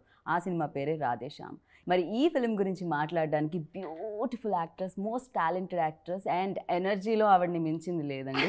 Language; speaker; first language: Telugu; native; Telugu